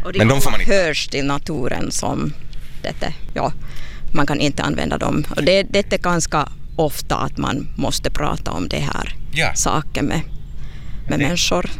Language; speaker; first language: Swedish; non-native, local second language; Finnish